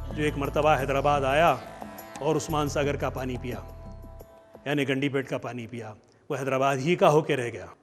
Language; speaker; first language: Urdu; native; Urdu